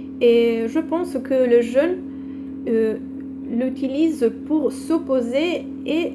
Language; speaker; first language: French; non-native, fluent; Italian